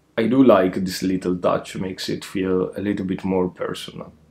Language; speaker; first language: English; non-native, fluent; Italian